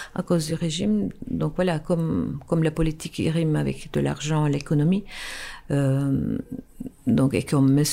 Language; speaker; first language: French; non-native, fluent; Turkish